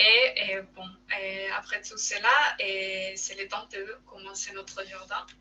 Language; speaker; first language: French; non-native, learner; Spanish